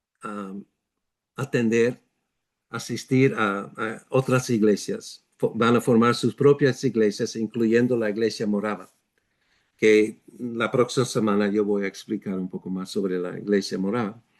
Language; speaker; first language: Spanish; non-native, fluent; English